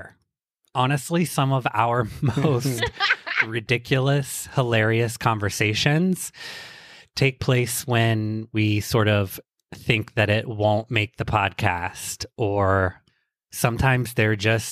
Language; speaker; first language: English; native; English